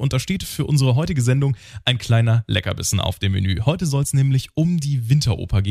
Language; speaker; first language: German; native; German